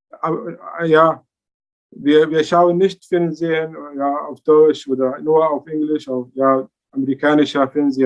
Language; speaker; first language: German; non-native, learner; Arabic